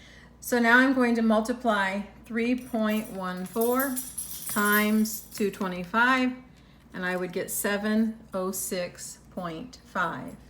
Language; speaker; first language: English; native; English